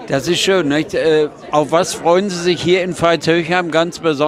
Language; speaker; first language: German; native; German